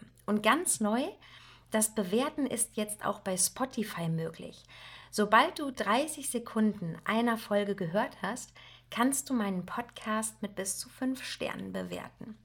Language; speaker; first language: German; native; German